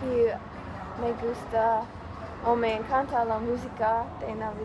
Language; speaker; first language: Spanish; non-native, learner; English